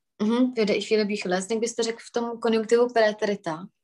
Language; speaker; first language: German; non-native, fluent; Czech